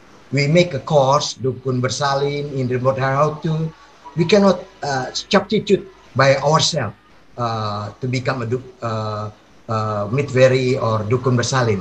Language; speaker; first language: English; non-native, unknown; Indonesian